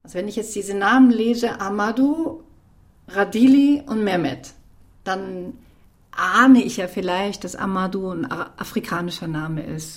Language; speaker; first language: German; native; German